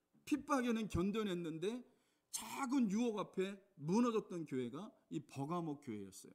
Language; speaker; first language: Korean; native; Korean